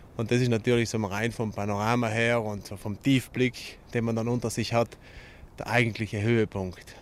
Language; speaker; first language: German; native; German